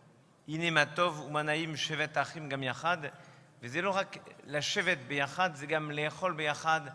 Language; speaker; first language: Hebrew; non-native, fluent; French